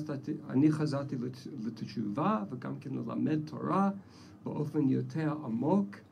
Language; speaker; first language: Hebrew; non-native, fluent; English